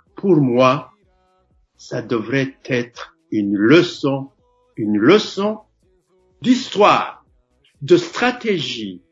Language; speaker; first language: French; non-native, local second language; Rundi